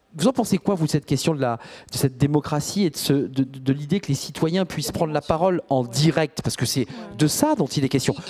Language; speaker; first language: French; native; French